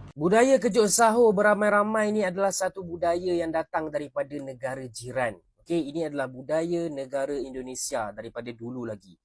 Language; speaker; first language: Malay; native; Malay